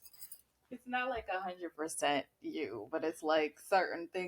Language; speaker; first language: English; native; English